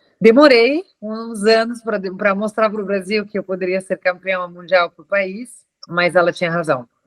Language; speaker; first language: Portuguese; early bilingual, heritage; Portuguese